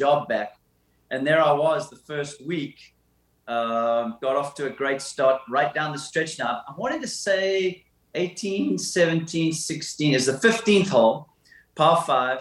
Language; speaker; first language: English; native; English